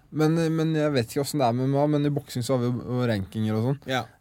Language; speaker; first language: Norwegian; native; Norwegian